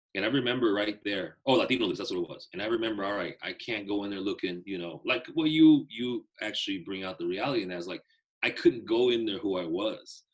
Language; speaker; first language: English; native; English